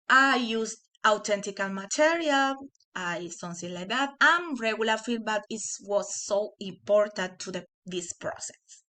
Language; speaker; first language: English; non-native, learner; Spanish